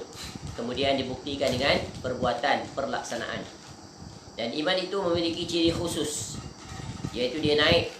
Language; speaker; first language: Malay; native; Malay